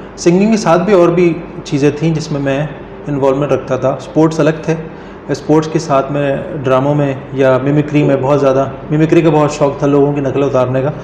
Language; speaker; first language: Urdu; native; Urdu